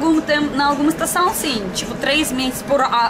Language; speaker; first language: Portuguese; non-native, learner; Russian